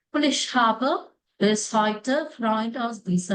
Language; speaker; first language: German; non-native, fluent; Malayalam